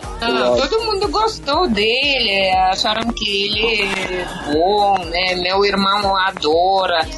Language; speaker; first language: Portuguese; non-native, learner; Russian